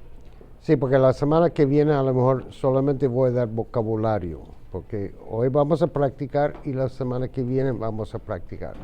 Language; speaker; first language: Spanish; non-native, fluent; English